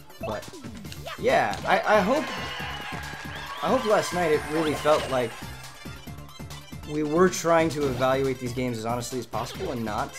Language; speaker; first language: English; native; English